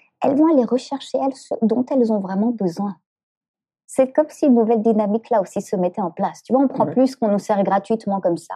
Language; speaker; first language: French; native; French